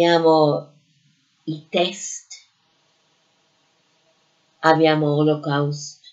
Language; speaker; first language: Italian; non-native, fluent; English